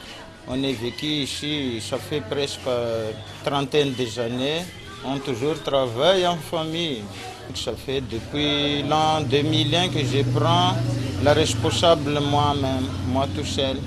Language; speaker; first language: French; non-native, local second language; Malagasy